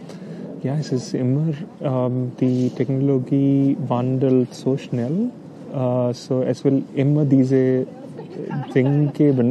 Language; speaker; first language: German; non-native, learner; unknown